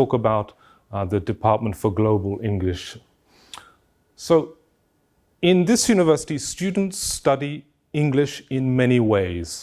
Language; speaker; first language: English; non-native, fluent; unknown